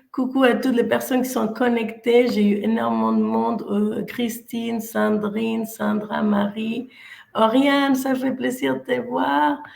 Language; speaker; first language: French; non-native, fluent; Spanish